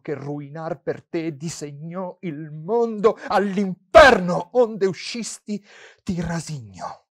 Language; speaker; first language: Italian; native; Italian